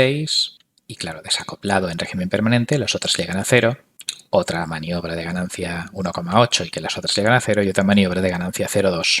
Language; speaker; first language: Spanish; native; Spanish